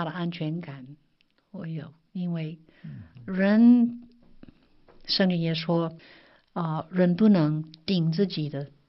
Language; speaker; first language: Chinese; non-native, fluent; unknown